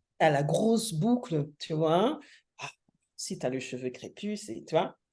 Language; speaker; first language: French; native; French